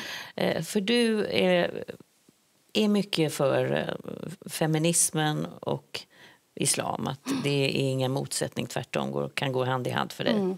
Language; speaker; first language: Swedish; native; Swedish